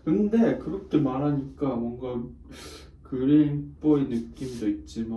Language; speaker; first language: Korean; non-native, learner; Japanese